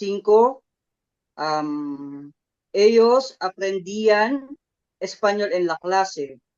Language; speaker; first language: Spanish; non-native, learner; Filipino